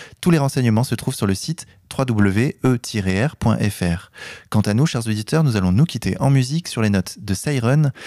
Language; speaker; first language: French; native; French